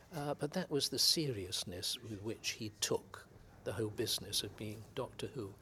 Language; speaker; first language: English; native; English